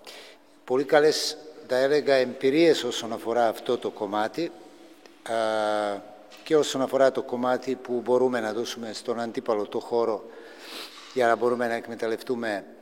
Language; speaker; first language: Greek; non-native, fluent; Serbian